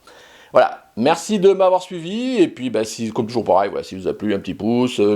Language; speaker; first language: French; native; French